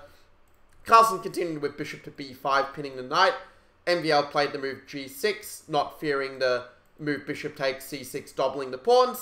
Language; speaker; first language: English; native; English